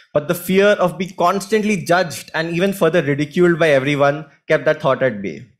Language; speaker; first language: English; non-native, local second language; Hindi